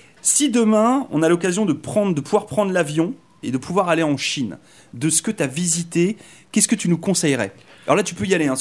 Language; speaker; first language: French; native; French